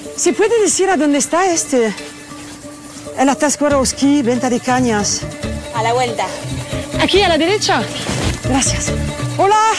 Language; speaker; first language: Spanish; non-native, learner; French